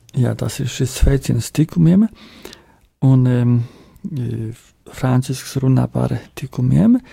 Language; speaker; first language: Latvian; non-native, fluent; Polish